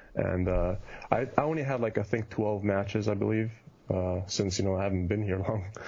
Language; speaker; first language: English; early bilingual, heritage; German